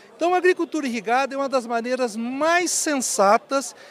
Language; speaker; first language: Portuguese; native; Portuguese